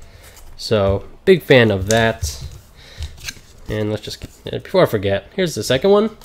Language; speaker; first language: English; native; English